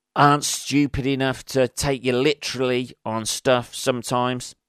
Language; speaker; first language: English; native; English